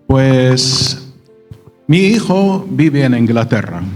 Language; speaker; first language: Spanish; non-native, fluent; Arabic